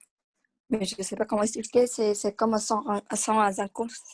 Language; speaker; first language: French; non-native, learner; Vietnamese